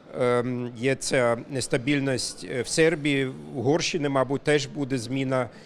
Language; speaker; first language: Ukrainian; non-native, fluent; German